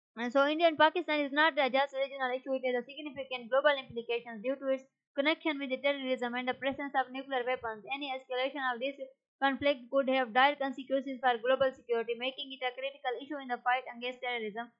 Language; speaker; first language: English; non-native, local second language; Urdu